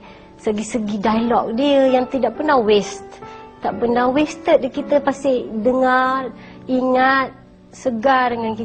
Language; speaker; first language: Malay; native; Malay